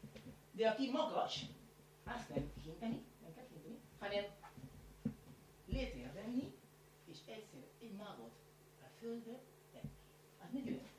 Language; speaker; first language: Hungarian; non-native, learner; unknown